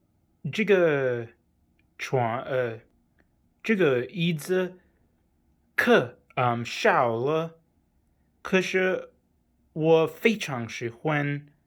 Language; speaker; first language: Chinese; non-native, learner; English